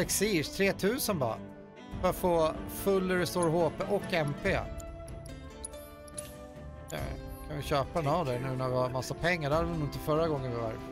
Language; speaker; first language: Swedish; native; Swedish